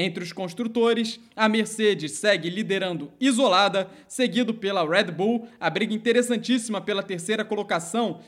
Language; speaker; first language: Portuguese; native; Portuguese